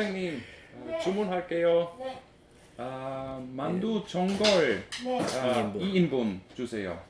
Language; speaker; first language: Korean; non-native, learner; German